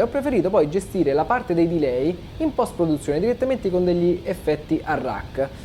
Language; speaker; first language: Italian; native; Italian